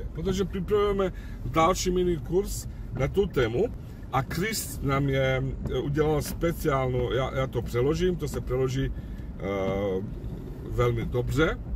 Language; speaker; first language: Czech; non-native, fluent; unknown